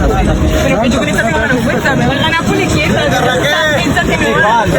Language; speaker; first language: Spanish; native; Spanish